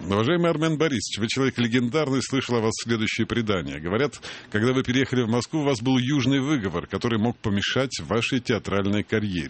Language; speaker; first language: Russian; native; Russian